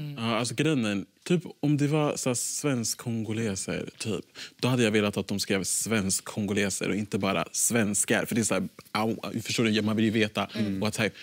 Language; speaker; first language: Swedish; early bilingual, other home language; Somali